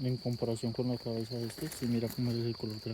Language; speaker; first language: Spanish; native; Spanish